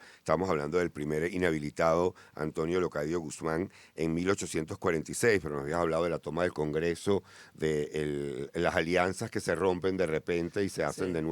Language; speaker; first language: Spanish; native; Spanish